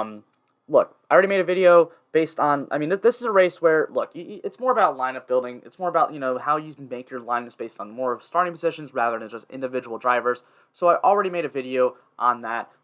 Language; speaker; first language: English; native; English